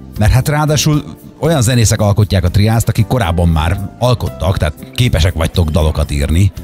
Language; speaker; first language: Hungarian; native; Hungarian